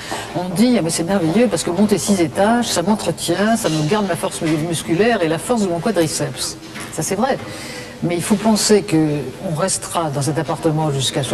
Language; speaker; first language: French; native; French